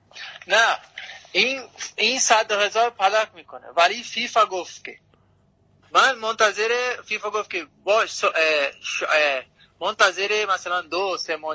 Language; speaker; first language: Persian; non-native, learner; Portuguese